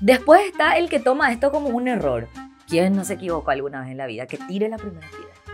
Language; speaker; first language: Spanish; native; Spanish